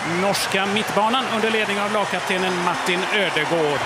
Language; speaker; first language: Swedish; native; Swedish